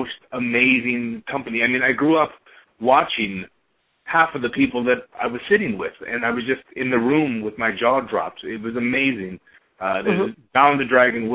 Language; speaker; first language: English; native; English